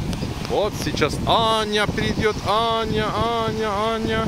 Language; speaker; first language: Russian; non-native, learner; Turkish